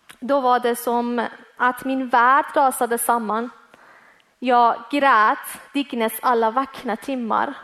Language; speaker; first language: Swedish; early bilingual, other home language; Persian